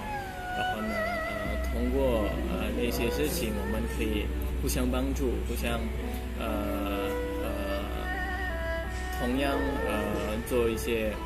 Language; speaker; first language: Chinese; non-native, fluent; Indonesian